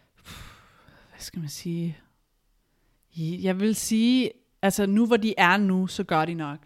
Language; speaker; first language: Danish; early bilingual, other home language; Spanish